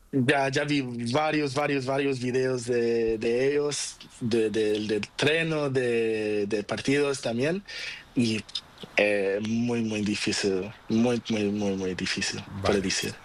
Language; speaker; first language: Spanish; non-native, learner; Portuguese